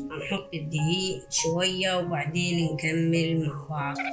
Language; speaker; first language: Arabic; native; Arabic